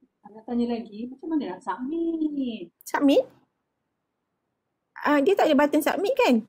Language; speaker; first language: Malay; native; Malay